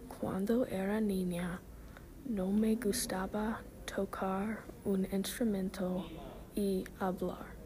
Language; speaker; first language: Spanish; non-native, learner; English